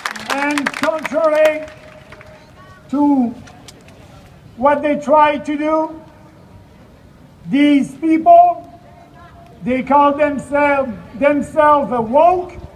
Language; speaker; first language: English; non-native, fluent; French